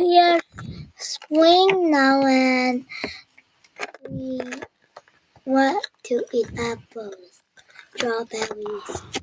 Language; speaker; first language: English; non-native, learner; Korean